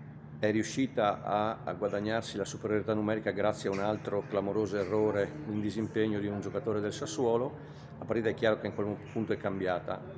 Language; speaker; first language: Italian; native; Italian